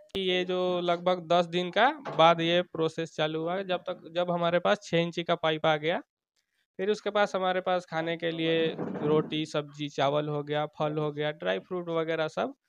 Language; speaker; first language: Hindi; native; Hindi